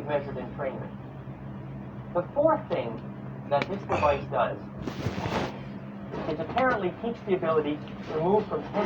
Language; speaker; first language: English; native; English